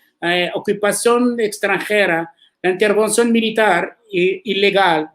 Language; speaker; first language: Spanish; non-native, learner; Arabic